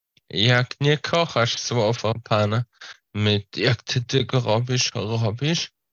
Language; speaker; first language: Polish; non-native, learner; Slovak